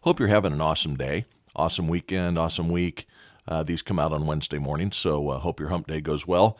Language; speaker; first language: English; native; English